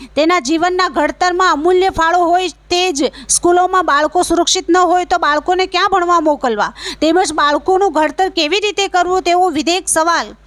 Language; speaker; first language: Gujarati; native; Gujarati